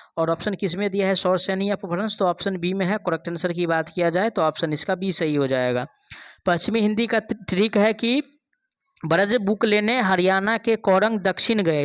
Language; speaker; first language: Hindi; native; Hindi